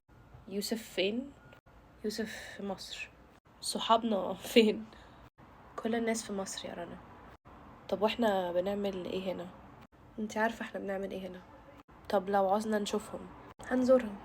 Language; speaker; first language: Arabic; native; Arabic